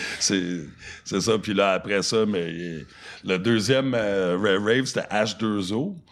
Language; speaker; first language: French; non-native, local second language; English